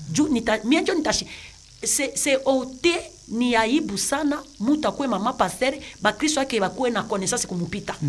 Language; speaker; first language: Swahili; native; Swahili